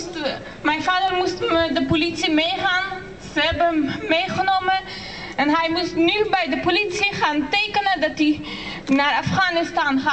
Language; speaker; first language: Dutch; early bilingual, other home language; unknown